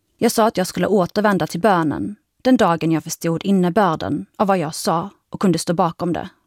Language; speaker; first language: Swedish; early bilingual, other home language; Arabic